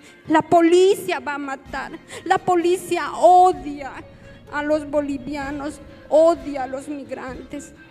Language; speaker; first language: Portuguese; non-native, learner; Spanish